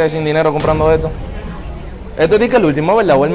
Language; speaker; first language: Spanish; native; Spanish